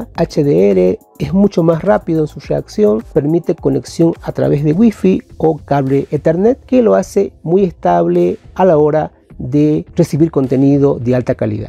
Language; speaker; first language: Spanish; native; Spanish